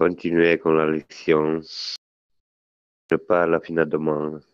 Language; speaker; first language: French; non-native, learner; Italian